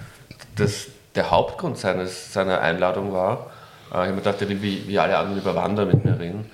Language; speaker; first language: German; native; German